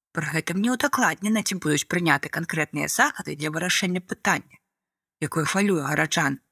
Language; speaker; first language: Belarusian; native; Belarusian